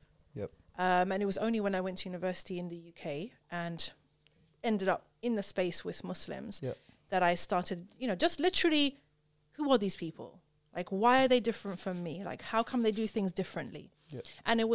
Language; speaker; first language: English; native; English